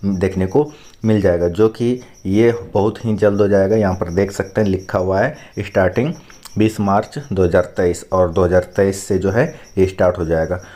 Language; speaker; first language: Hindi; native; Hindi